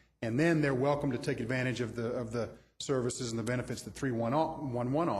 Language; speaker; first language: English; native; English